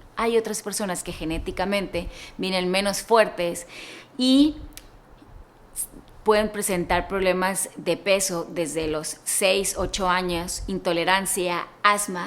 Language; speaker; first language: Spanish; native; Spanish